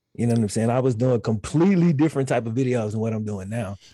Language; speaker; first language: English; native; English